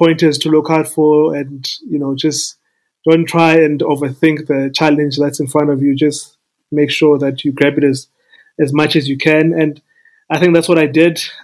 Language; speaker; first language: English; non-native, local second language; Xhosa